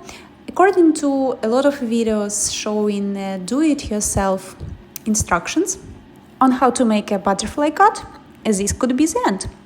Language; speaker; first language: English; non-native, fluent; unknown